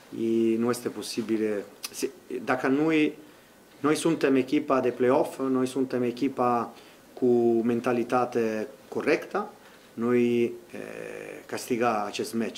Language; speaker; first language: Romanian; non-native, learner; Italian